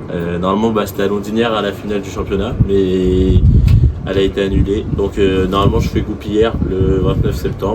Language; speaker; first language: French; native; French